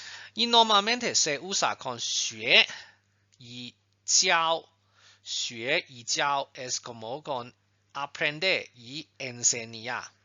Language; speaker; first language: Spanish; non-native, fluent; Chinese